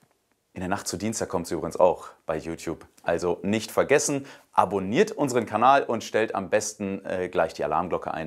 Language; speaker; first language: German; native; German